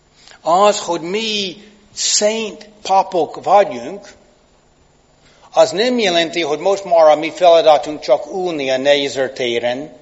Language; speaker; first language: Hungarian; non-native, fluent; English